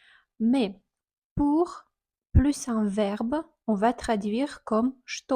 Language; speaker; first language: French; non-native, fluent; Russian